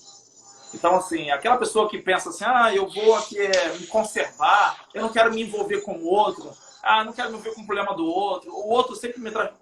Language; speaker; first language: Portuguese; native; Portuguese